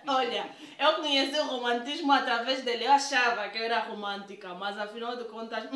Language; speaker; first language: Portuguese; native; Portuguese